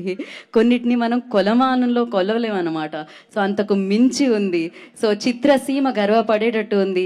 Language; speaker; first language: Telugu; native; Telugu